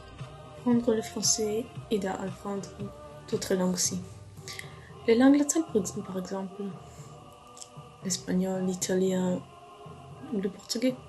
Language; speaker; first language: French; non-native, learner; German